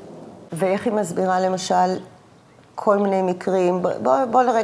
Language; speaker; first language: Hebrew; native; Hebrew